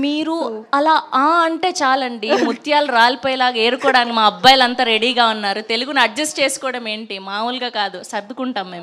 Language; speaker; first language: Telugu; native; Telugu